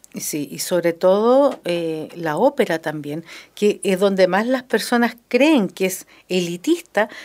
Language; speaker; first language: Spanish; native; Spanish